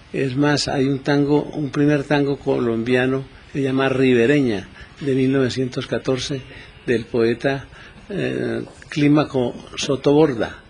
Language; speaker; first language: Spanish; native; Spanish